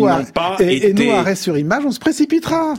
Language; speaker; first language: French; native; French